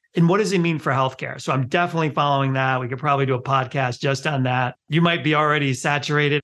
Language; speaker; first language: English; early bilingual, other home language; Hindi